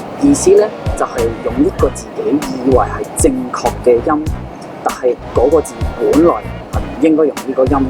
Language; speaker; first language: Cantonese; non-native, fluent; English